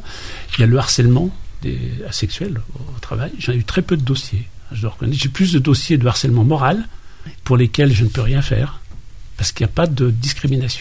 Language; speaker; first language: French; native; French